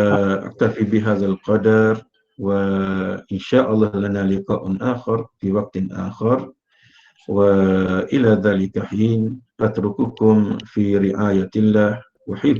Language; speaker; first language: Arabic; non-native, fluent; Malay